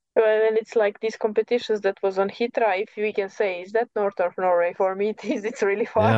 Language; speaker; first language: English; non-native, learner; Serbian